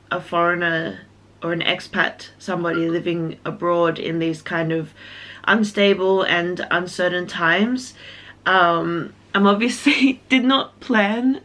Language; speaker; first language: English; native; English